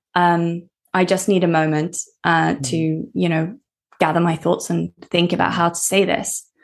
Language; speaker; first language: English; early bilingual, other home language; Norwegian